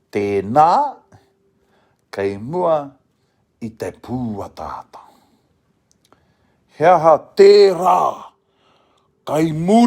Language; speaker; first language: Māori; non-native, local second language; English